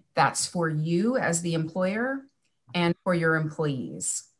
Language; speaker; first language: English; native; English